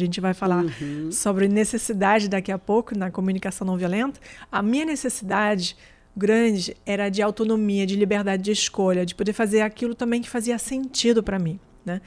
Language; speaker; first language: Portuguese; non-native, fluent; French